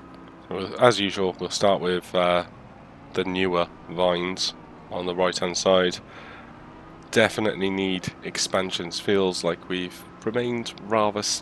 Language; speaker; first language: English; native; English